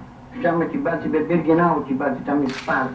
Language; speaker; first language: Hebrew; non-native, fluent; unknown